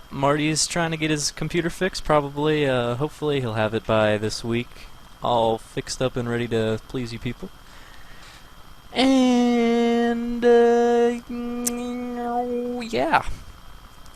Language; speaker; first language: English; native; English